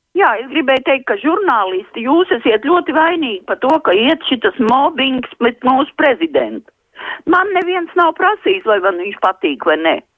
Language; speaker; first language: Latvian; native; Latvian